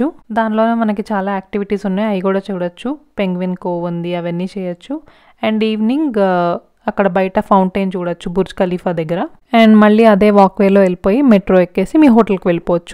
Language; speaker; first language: Telugu; native; Telugu